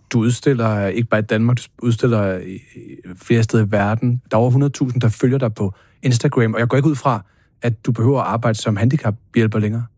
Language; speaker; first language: Danish; native; Danish